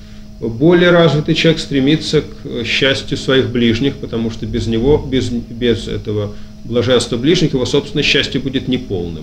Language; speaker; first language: Russian; native; Russian